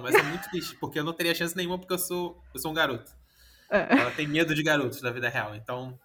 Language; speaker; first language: Portuguese; native; Portuguese